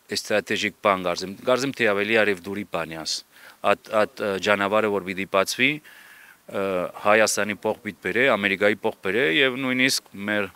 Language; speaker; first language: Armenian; early bilingual, heritage; Armenian